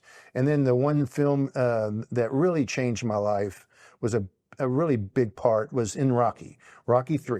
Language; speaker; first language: English; native; English